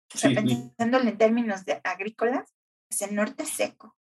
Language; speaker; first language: Spanish; native; Spanish